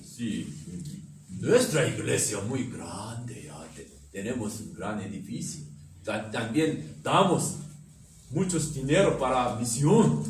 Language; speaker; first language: Spanish; non-native, learner; Korean